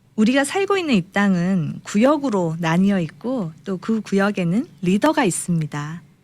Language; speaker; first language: Korean; native; Korean